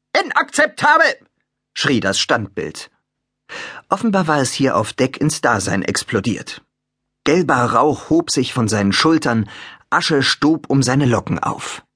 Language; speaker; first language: German; native; German